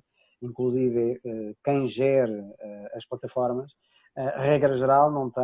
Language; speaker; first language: Portuguese; native; Portuguese